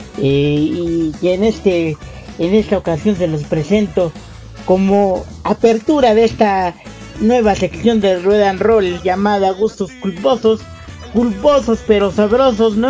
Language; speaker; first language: Spanish; native; Spanish